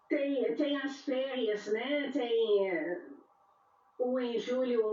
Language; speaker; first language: Portuguese; non-native, fluent; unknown